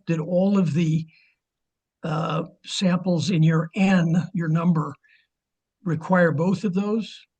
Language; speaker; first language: English; native; English